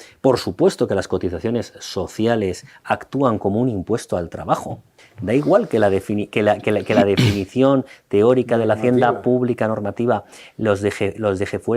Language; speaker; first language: Spanish; native; Spanish